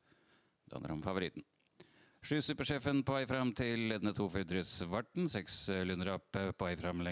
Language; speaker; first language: Norwegian; native; Norwegian